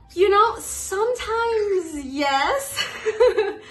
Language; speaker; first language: English; non-native, fluent; Persian